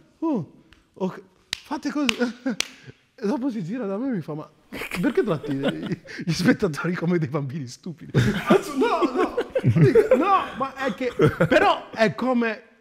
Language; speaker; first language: Italian; early bilingual, other home language; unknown